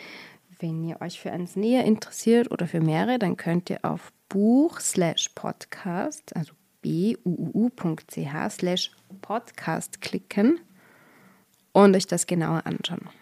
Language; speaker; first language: German; native; German